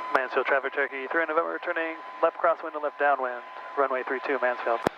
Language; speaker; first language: English; native; English